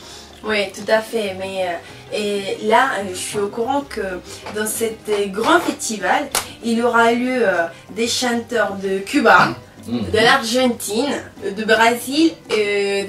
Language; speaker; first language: French; non-native, fluent; Spanish